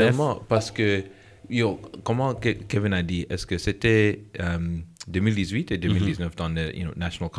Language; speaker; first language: French; non-native, learner; English